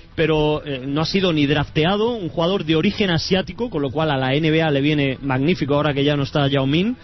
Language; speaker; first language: Spanish; native; Spanish